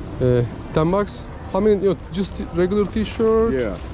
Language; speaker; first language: English; non-native, learner; Turkish